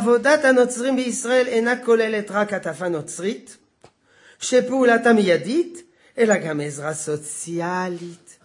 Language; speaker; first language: Hebrew; non-native, fluent; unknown